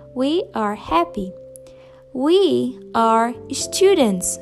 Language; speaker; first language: English; non-native, fluent; Portuguese